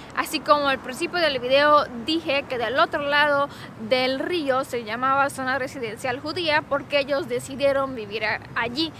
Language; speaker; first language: Spanish; non-native, fluent; Romanian